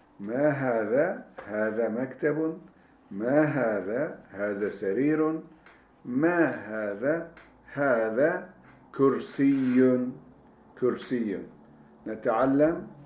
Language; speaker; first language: Arabic; non-native, fluent; Turkish